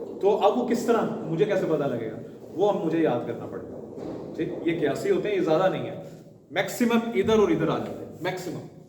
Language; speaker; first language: Urdu; non-native, local second language; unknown